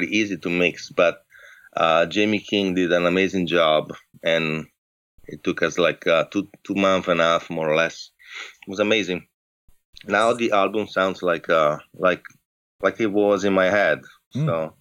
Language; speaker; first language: English; non-native, fluent; Italian